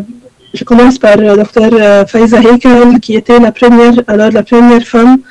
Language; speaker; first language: French; non-native, fluent; Arabic